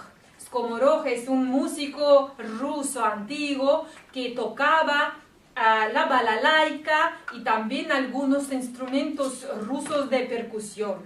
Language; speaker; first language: Spanish; non-native, fluent; Russian